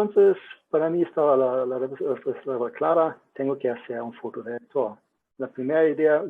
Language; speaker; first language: Spanish; non-native, learner; German